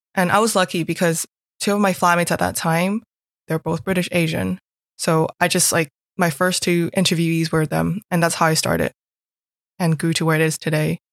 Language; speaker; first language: English; non-native, local second language; Cantonese